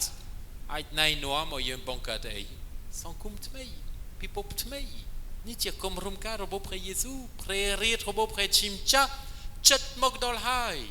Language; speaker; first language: Khmer; non-native, fluent; French